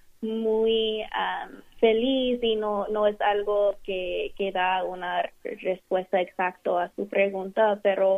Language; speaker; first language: Spanish; non-native, fluent; English